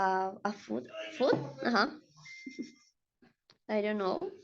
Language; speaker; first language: English; non-native, learner; Spanish